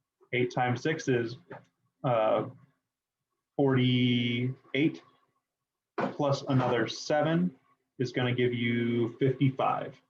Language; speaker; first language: English; native; English